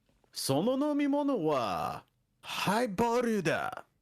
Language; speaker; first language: Japanese; non-native, learner; English